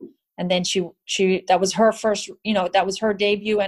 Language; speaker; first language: English; native; English